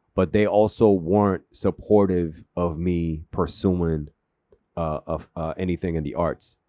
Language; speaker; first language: English; early bilingual, other home language; Korean